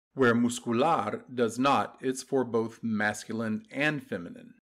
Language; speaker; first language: English; native; English